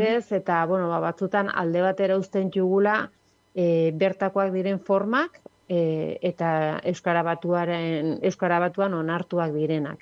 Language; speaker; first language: Basque; native; Basque